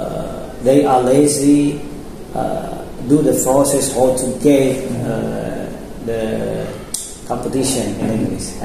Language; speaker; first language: English; non-native, local second language; Indonesian